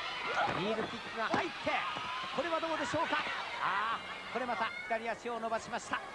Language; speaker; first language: Japanese; native; Japanese